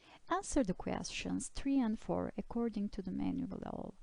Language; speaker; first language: English; non-native, fluent; Turkish